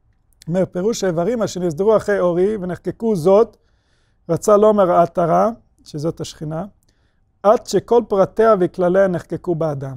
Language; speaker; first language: Hebrew; non-native, fluent; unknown